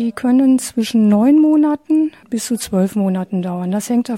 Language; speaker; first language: German; native; German